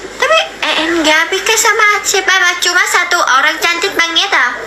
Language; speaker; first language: Indonesian; non-native, learner; Vietnamese